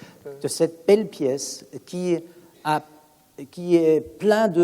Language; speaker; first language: French; non-native, fluent; German